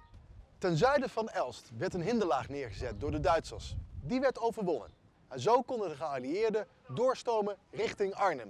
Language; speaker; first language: Dutch; native; Dutch